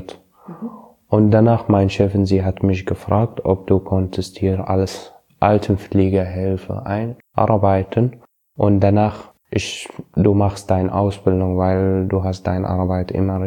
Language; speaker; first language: German; non-native, learner; Arabic